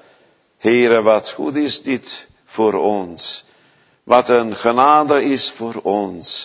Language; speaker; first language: Dutch; non-native, fluent; Hungarian